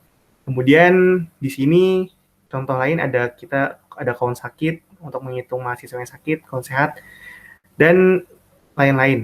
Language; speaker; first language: Indonesian; native; Indonesian